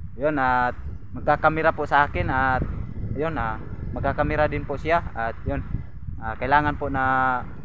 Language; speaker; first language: Filipino; non-native, local second language; Masbatenyo